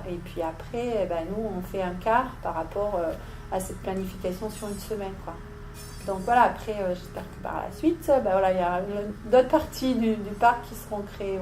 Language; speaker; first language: French; native; French